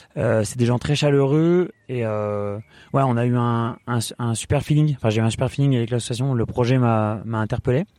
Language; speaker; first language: French; native; French